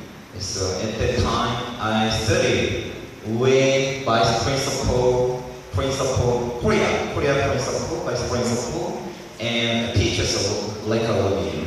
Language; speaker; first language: English; non-native, learner; Korean